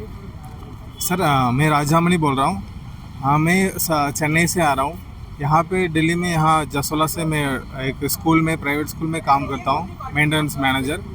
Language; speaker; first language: Hindi; non-native, local second language; Tamil